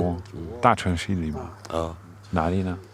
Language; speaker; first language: Chinese; non-native, fluent; Dutch